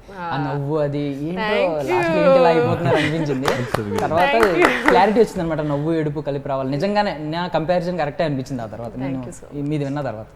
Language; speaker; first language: Telugu; native; Telugu